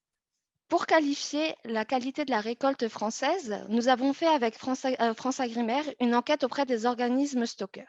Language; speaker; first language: French; native; French